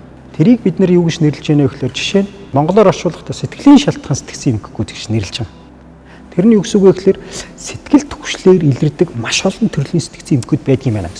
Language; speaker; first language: Mongolian; native; Mongolian